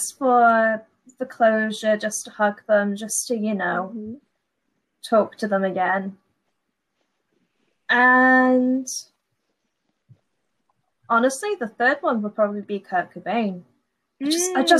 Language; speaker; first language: English; native; English